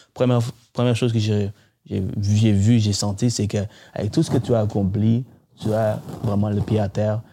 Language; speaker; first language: French; early bilingual, other home language; Tamil